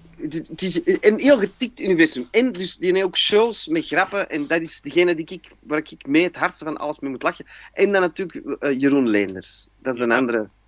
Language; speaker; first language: Dutch; native; Dutch